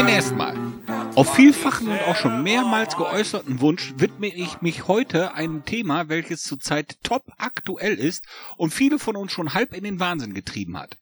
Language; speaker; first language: German; native; German